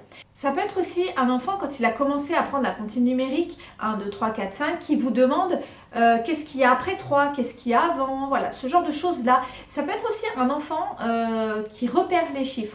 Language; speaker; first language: French; native; French